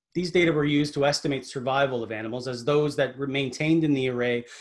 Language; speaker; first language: English; native; English